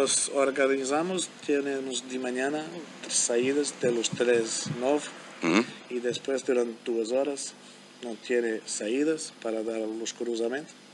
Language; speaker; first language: Spanish; non-native, learner; German